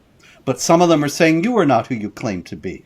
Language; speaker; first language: English; native; English